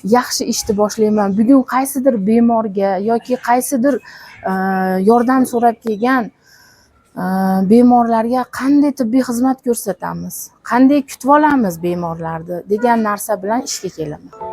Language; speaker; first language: Uzbek; native; Uzbek